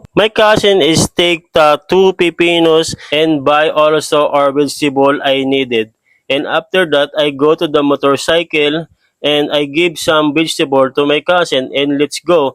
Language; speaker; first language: English; non-native, learner; Filipino